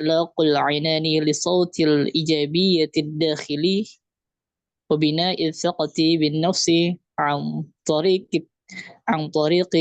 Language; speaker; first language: Arabic; non-native, learner; Indonesian